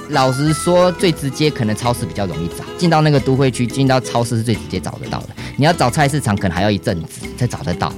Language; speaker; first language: Chinese; native; Chinese